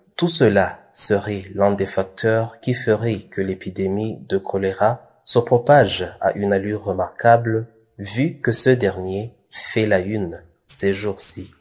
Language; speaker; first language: French; non-native, local second language; Rundi